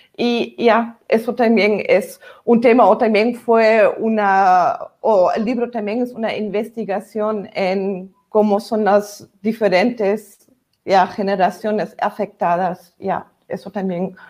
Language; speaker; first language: Spanish; non-native, fluent; German